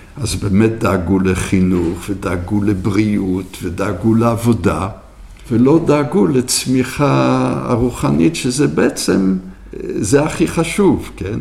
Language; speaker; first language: Hebrew; early bilingual, other home language; French